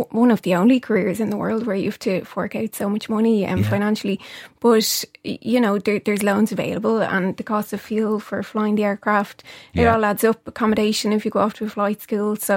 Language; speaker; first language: English; native; English